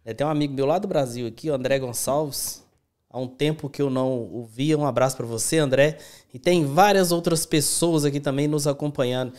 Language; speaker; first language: Portuguese; native; Portuguese